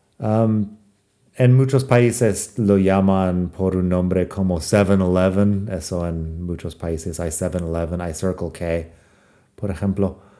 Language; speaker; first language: Spanish; non-native, fluent; English